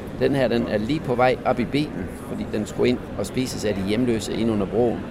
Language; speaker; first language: Danish; native; Danish